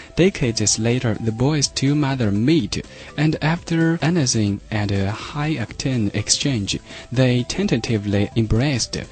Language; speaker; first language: English; non-native, fluent; Chinese